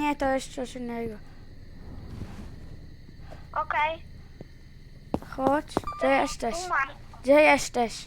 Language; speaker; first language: Polish; early bilingual, heritage; Polish